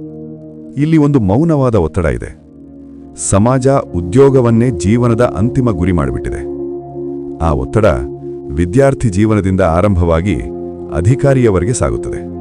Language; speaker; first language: Kannada; native; Kannada